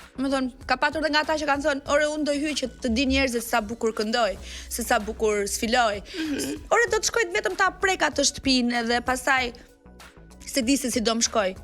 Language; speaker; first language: Albanian; native; Albanian